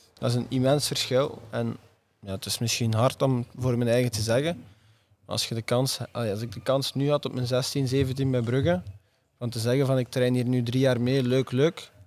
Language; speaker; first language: Dutch; native; Dutch